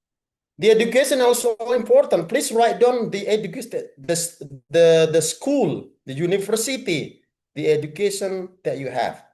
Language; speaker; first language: English; non-native, fluent; Indonesian